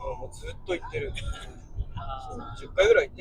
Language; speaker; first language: Japanese; native; Japanese